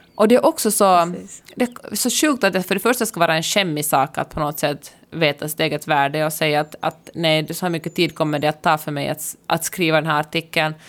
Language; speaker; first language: Swedish; native; Swedish